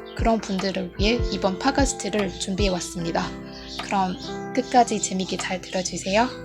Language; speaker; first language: Korean; non-native, fluent; Burmese